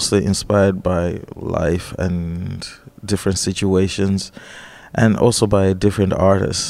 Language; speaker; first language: English; non-native, local second language; Nyanja